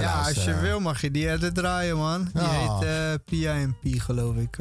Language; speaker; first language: Dutch; native; Dutch